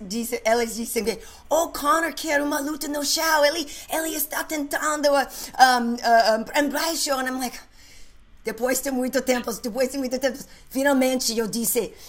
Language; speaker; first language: Portuguese; non-native, learner; English